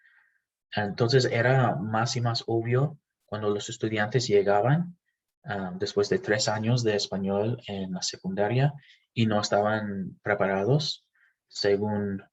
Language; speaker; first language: Spanish; non-native, fluent; English